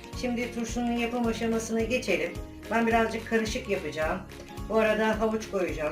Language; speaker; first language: Turkish; native; Turkish